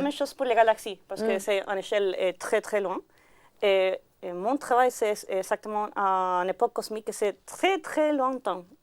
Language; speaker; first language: French; non-native, learner; Spanish